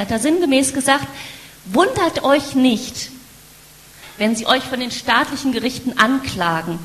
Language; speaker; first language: German; native; German